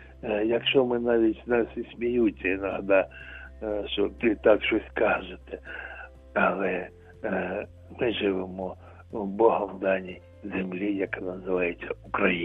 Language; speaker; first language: Ukrainian; non-native, local second language; Russian